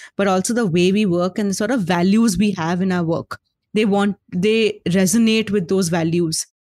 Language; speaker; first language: English; non-native, local second language; Hindi